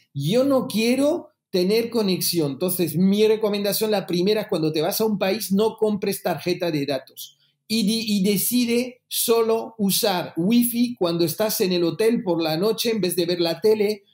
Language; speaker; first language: Spanish; early bilingual, heritage; French